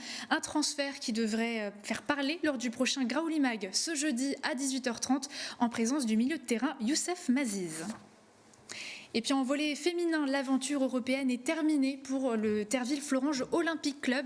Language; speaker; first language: French; native; French